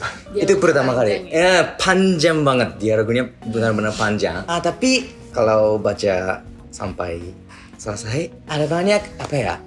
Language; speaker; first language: Indonesian; non-native, learner; Japanese